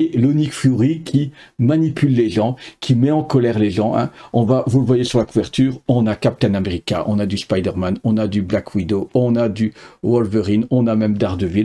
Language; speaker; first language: French; native; French